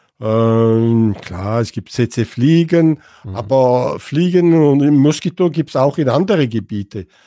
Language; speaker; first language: German; non-native, fluent; French